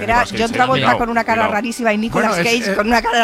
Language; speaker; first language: Spanish; native; Spanish